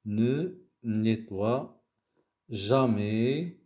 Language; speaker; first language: French; non-native, local second language; Arabic